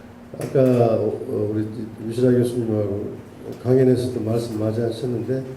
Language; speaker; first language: Korean; native; Korean